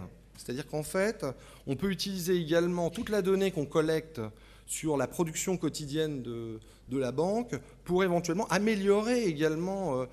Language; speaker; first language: French; native; French